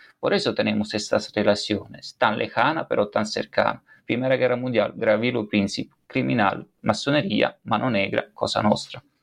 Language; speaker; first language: Spanish; non-native, fluent; Italian